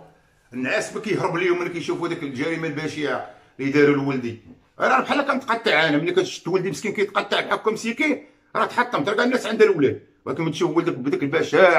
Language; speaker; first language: Arabic; native; Arabic